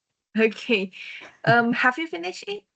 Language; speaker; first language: English; non-native, fluent; Indonesian